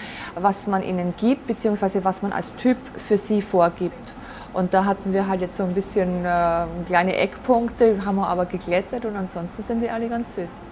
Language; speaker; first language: German; native; German